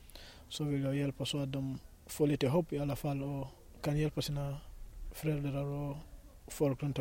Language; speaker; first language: Swedish; early bilingual, other home language; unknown